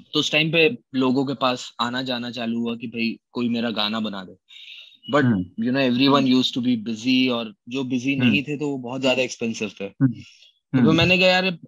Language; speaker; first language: Hindi; native; Hindi